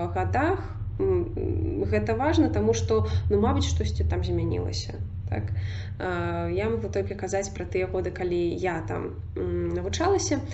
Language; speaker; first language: Belarusian; non-native, local second language; Russian